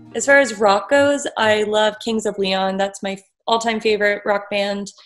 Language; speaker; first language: English; native; English